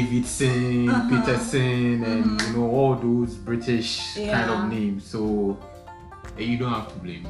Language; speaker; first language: English; non-native, local second language; Akan